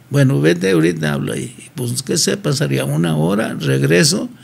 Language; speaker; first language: Spanish; native; Spanish